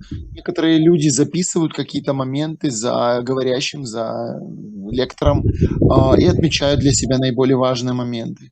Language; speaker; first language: Russian; native; Russian